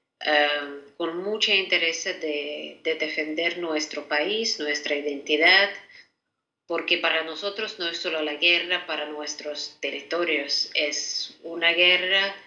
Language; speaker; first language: Spanish; non-native, fluent; Ukrainian